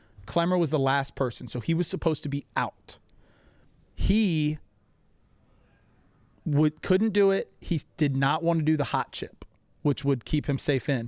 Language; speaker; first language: English; native; English